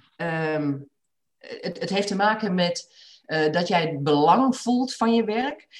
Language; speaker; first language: Dutch; native; Dutch